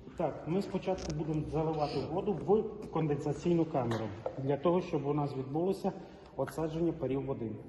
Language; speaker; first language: Ukrainian; native; Ukrainian